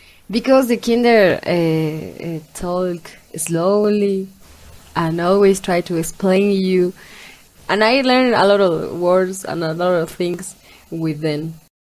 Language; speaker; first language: English; non-native, learner; Spanish